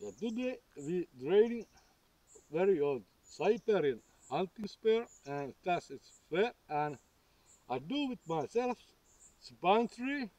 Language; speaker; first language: English; non-native, learner; Finnish